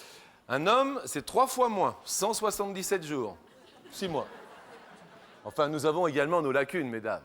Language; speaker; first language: French; native; French